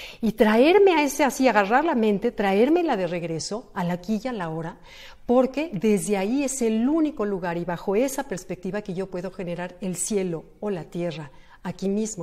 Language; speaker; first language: Spanish; native; Spanish